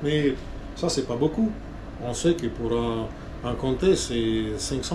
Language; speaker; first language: French; non-native, learner; Russian